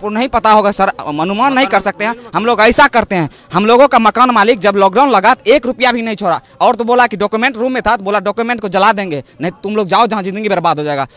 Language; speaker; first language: Hindi; native; Hindi